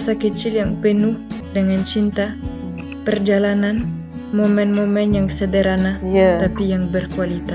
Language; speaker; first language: Indonesian; non-native, fluent; French